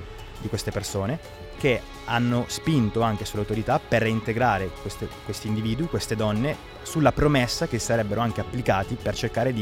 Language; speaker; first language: Italian; native; Italian